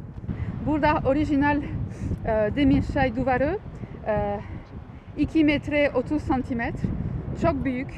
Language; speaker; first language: Turkish; non-native, learner; French